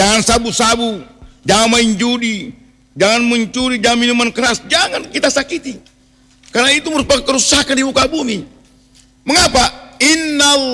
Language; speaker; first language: Indonesian; non-native, local second language; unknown